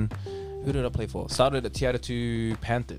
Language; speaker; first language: English; native; English